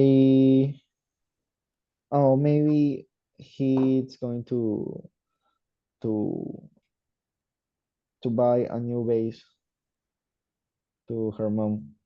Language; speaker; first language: English; non-native, learner; Spanish